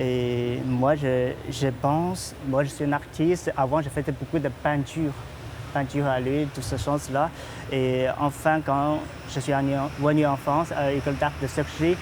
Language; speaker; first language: French; non-native, fluent; Chinese